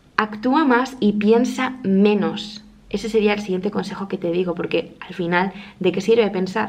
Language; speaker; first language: Spanish; native; Spanish